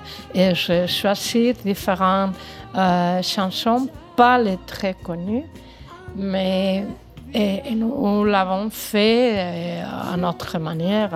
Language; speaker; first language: French; non-native, fluent; Spanish